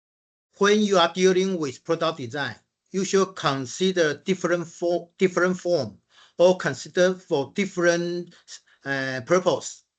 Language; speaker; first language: English; non-native, fluent; Chinese